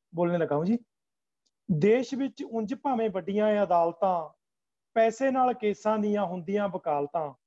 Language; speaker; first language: Hindi; native; Hindi